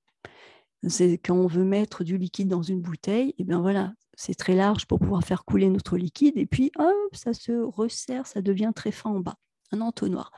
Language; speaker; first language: French; native; French